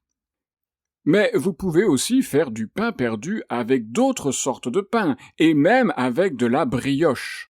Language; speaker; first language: French; native; French